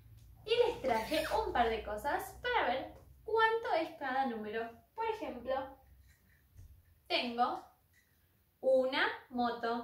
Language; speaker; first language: Spanish; native; Spanish